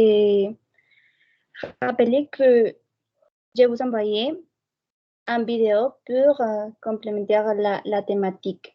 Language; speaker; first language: French; non-native, fluent; Spanish